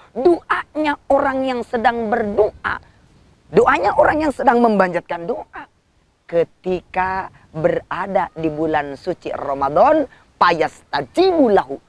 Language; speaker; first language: Indonesian; non-native, local second language; Sundanese